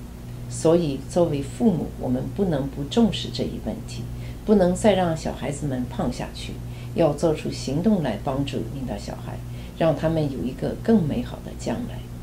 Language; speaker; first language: Chinese; native; Chinese